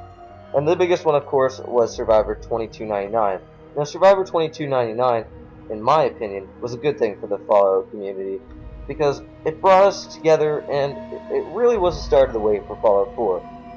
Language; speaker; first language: English; native; English